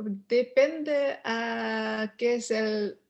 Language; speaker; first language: Spanish; non-native, learner; Dutch